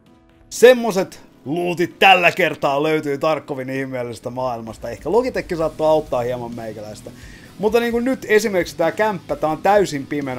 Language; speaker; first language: Finnish; native; Finnish